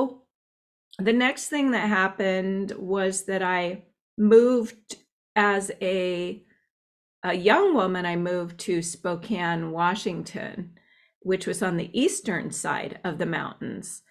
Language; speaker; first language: English; native; English